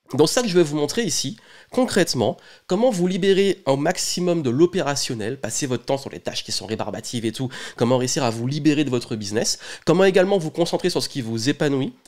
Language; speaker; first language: French; native; French